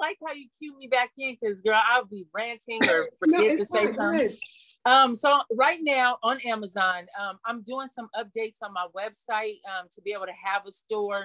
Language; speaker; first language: English; native; English